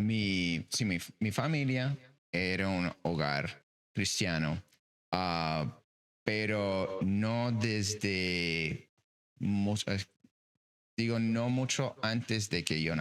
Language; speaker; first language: Spanish; non-native, fluent; English